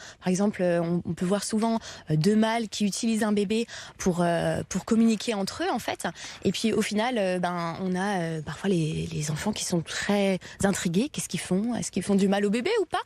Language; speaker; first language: French; native; French